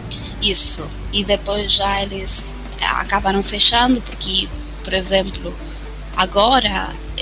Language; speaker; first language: Portuguese; non-native, fluent; Spanish